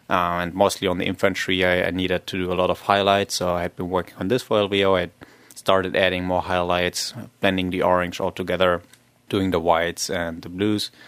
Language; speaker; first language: English; non-native, fluent; German